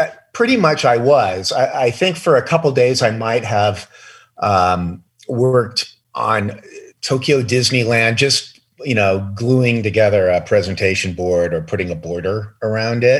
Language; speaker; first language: English; native; English